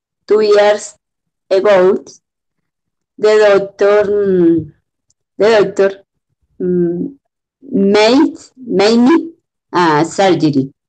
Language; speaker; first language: English; non-native, learner; Spanish